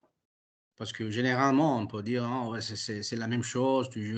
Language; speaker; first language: French; non-native, fluent; Italian